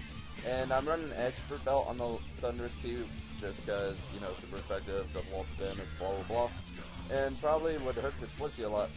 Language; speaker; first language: English; native; English